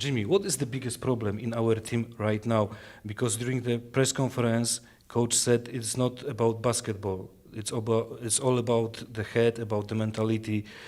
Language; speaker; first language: English; non-native, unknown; Polish